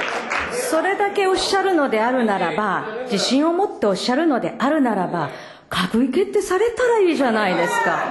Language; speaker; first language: Japanese; native; Japanese